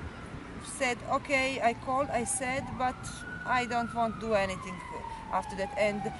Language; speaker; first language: English; non-native, learner; Serbian